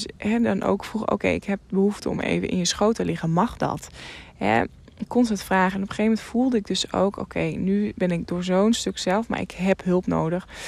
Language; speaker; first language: Dutch; non-native, local second language; Western Frisian